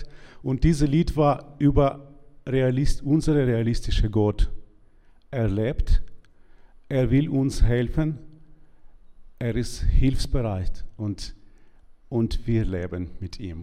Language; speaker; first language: German; non-native, learner; Ukrainian